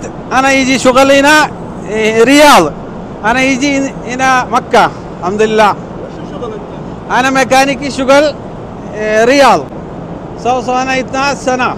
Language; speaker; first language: Arabic; non-native, learner; Malayalam